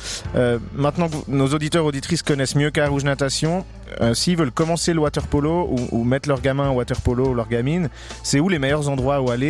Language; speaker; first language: French; native; French